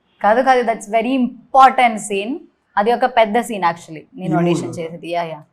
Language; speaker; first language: Telugu; non-native, learner; Malayalam